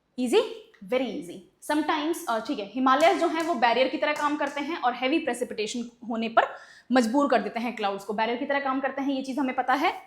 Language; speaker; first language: Hindi; native; Hindi